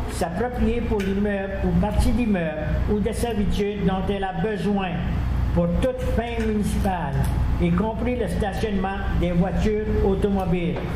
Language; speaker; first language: French; native; French